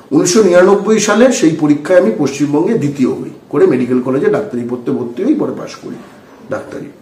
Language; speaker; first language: Bangla; native; Bangla